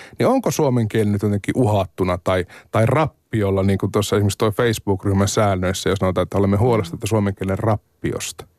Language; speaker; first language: Finnish; native; Finnish